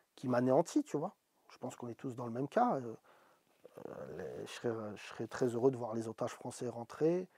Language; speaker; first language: French; native; French